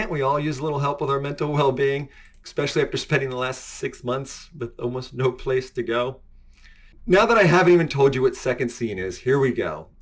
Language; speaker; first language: English; native; English